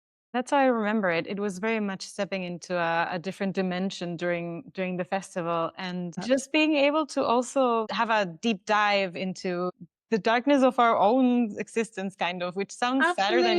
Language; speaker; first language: English; non-native, fluent; German